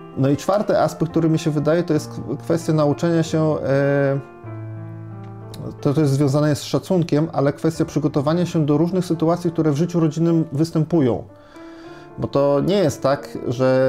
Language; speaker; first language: Polish; native; Polish